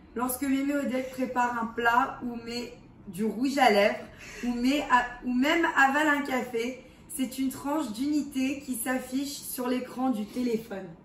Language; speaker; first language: French; early bilingual, heritage; English